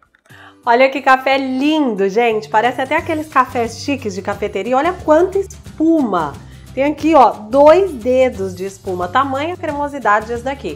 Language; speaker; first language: Portuguese; native; Portuguese